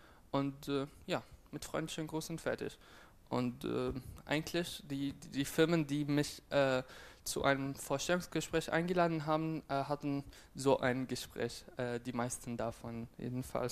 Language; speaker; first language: German; non-native, fluent; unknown